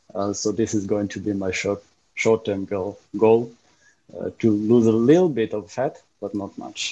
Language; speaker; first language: English; non-native, fluent; Hebrew